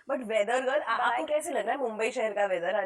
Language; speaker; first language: Hindi; native; Hindi